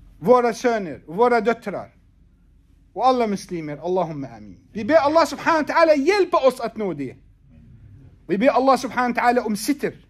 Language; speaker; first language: Swedish; non-native, fluent; Arabic